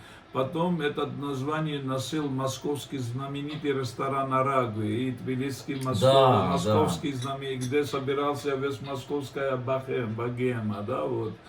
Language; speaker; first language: Russian; non-native, fluent; Georgian